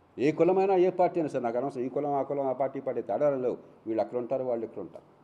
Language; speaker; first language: Telugu; native; Telugu